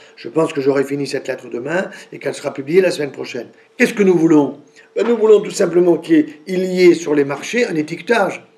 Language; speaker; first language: French; native; French